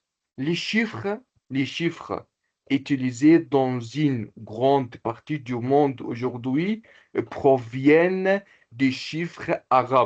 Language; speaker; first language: French; non-native, local second language; Comorian